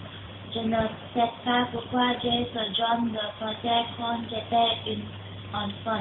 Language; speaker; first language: French; non-native, learner; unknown